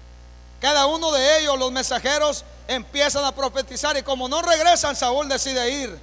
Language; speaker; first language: Spanish; native; Spanish